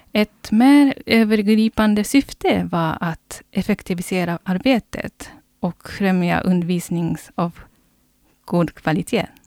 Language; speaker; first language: Swedish; non-native, fluent; Japanese